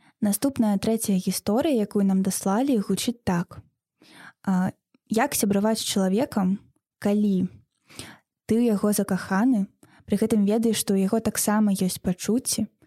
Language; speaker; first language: Belarusian; non-native, local second language; Russian